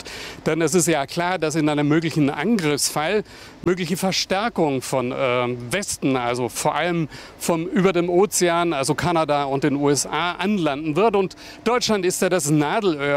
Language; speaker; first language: German; native; German